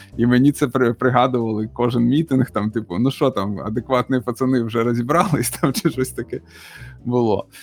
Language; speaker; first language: Ukrainian; native; Ukrainian